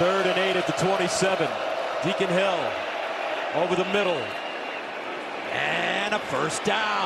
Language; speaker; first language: English; native; English